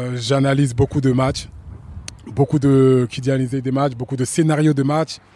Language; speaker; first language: French; native; French